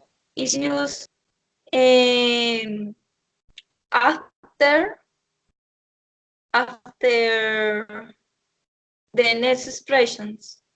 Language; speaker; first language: English; non-native, learner; Spanish